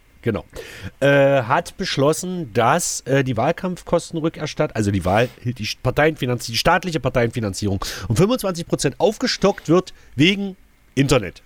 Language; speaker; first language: German; native; German